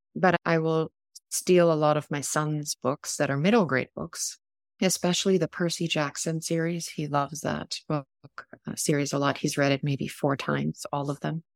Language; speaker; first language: English; non-native, fluent; German